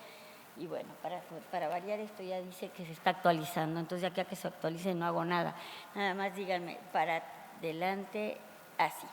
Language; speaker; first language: Spanish; native; Spanish